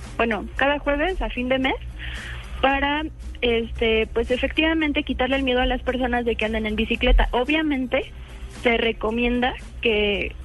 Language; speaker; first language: Spanish; native; Spanish